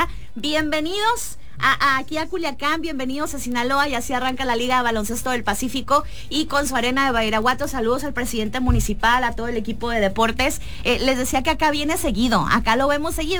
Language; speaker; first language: Spanish; native; Spanish